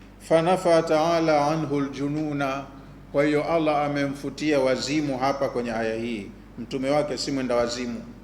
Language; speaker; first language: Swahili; native; Swahili